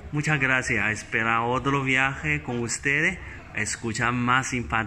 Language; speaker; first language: Spanish; non-native, learner; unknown